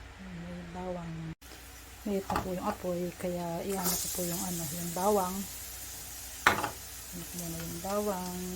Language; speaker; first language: Filipino; non-native, local second language; Bikol